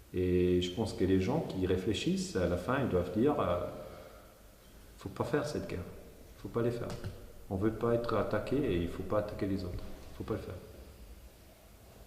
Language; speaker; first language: French; non-native, local second language; German